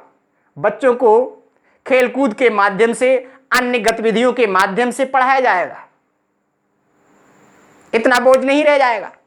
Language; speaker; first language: Hindi; native; Hindi